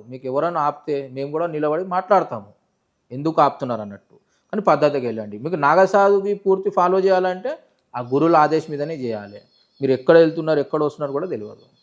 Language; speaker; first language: Telugu; native; Telugu